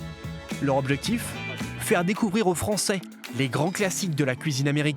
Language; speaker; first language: French; native; French